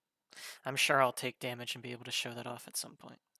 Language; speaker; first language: English; native; English